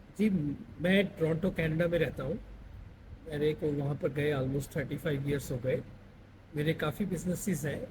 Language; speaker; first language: Hindi; non-native, local second language; Punjabi